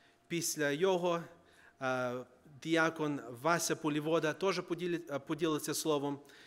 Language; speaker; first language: Ukrainian; early bilingual, heritage; Ukrainian